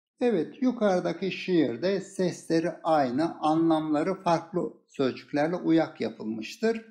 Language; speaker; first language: Turkish; native; Turkish